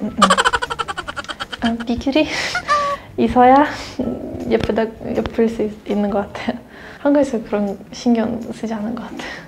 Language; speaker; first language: Korean; non-native, fluent; Russian